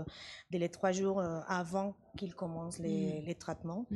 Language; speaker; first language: French; non-native, learner; Spanish